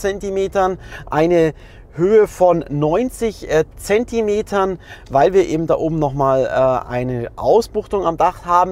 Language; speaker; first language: German; native; German